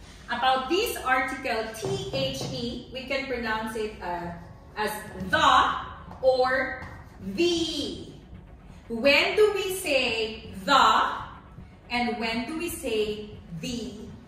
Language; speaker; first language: English; non-native, local second language; Filipino